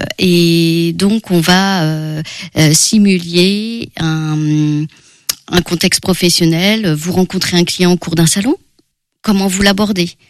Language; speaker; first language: French; early bilingual, other home language; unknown